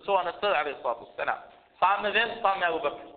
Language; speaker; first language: Danish; early bilingual, other home language; Arabic